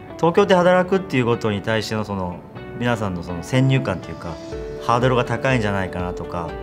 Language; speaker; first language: Japanese; non-native, fluent; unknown